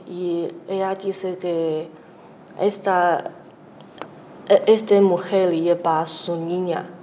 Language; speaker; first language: Spanish; non-native, learner; Chinese